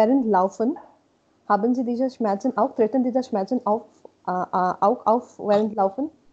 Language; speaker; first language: German; non-native, learner; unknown